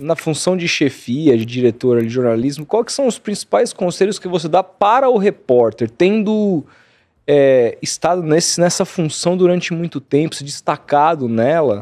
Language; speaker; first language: Portuguese; native; Portuguese